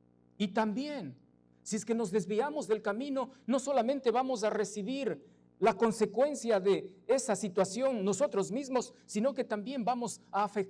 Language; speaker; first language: Spanish; native; Spanish